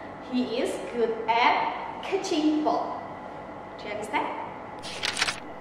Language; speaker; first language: English; non-native, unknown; Indonesian